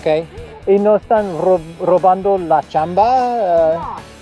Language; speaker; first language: Spanish; non-native, learner; English